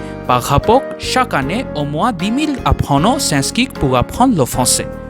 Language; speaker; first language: French; non-native, fluent; Bangla